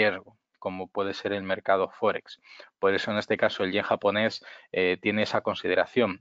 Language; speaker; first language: Spanish; native; Spanish